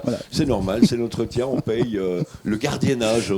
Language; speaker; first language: French; native; French